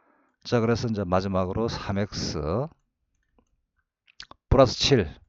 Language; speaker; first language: Korean; native; Korean